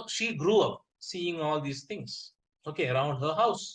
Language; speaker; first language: English; non-native, local second language; Malayalam